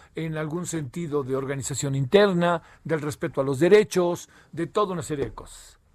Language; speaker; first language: Spanish; native; Spanish